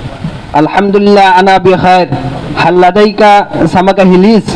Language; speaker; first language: Arabic; non-native, learner; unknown